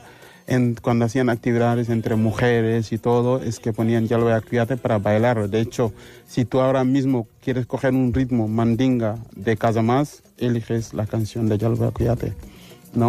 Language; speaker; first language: Spanish; non-native, fluent; Wolof